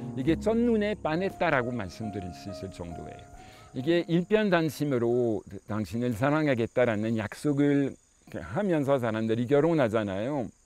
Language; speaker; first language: Korean; non-native, fluent; French